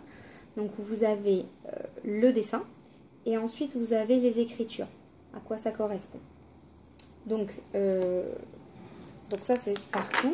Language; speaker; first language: French; native; French